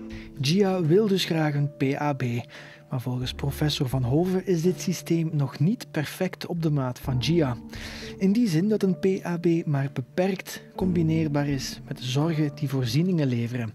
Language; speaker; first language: Dutch; native; Dutch